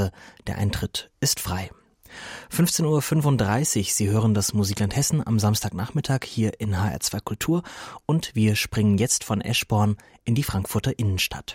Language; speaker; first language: German; native; German